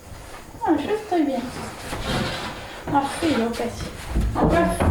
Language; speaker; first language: Spanish; non-native, fluent; French